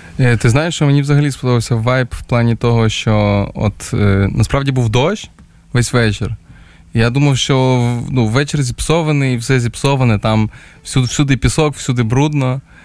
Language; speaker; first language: Ukrainian; native; Ukrainian